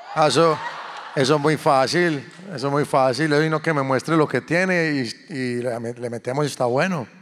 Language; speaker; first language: Spanish; native; Spanish